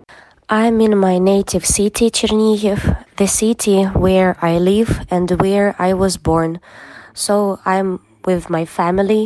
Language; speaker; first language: English; non-native, fluent; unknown